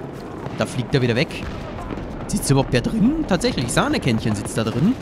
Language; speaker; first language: German; native; German